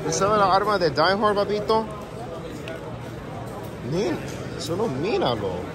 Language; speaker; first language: Spanish; early bilingual, heritage; English